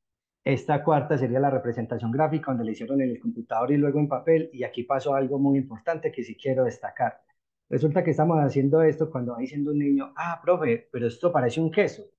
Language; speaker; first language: Spanish; native; Spanish